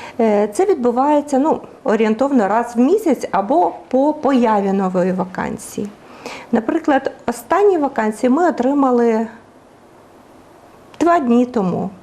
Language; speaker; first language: Ukrainian; native; Ukrainian